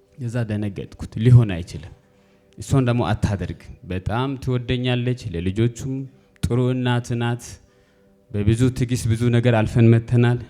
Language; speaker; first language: Amharic; native; Amharic